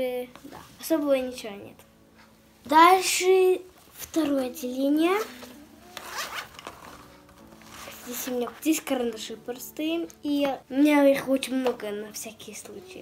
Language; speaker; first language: Russian; early bilingual, heritage; Russian